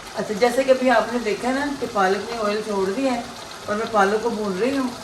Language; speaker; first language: Urdu; non-native, local second language; Punjabi